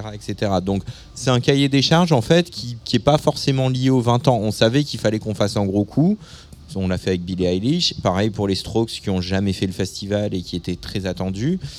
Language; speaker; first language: French; native; French